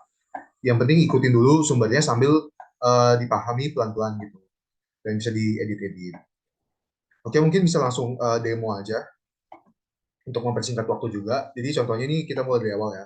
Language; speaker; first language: Indonesian; native; Indonesian